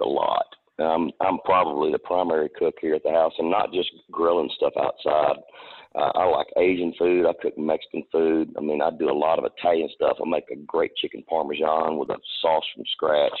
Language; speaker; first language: English; native; English